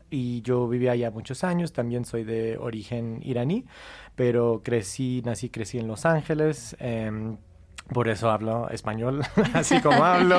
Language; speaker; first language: Spanish; non-native, fluent; English